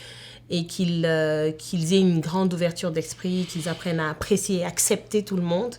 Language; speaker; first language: French; native; French